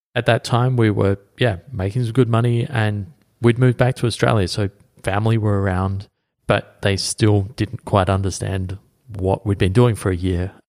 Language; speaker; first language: English; native; English